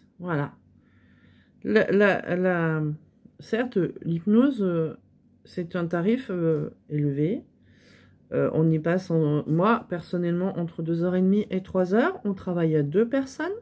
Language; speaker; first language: French; native; French